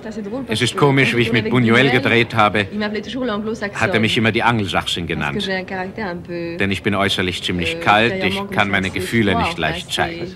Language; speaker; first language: German; native; German